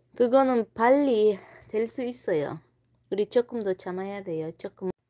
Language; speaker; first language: Korean; non-native, fluent; Tajik